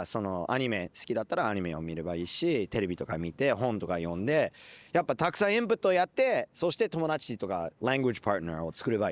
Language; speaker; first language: Japanese; non-native, fluent; English